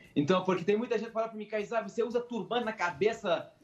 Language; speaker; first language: Portuguese; non-native, fluent; Arabic